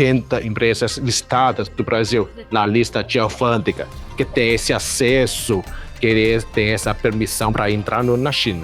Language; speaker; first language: Portuguese; non-native, fluent; Chinese